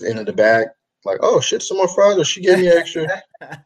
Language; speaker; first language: English; native; English